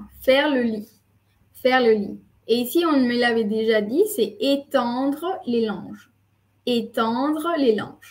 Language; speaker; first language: French; non-native, fluent; Spanish